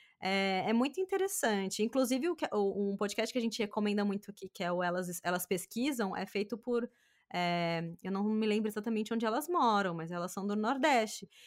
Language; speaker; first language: Portuguese; native; Portuguese